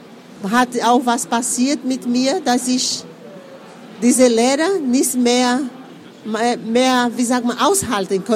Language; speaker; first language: German; non-native, fluent; Portuguese